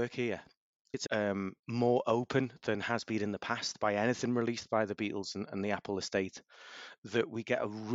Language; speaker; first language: English; native; English